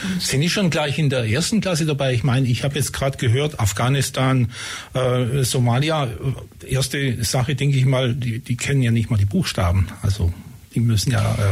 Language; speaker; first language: German; native; German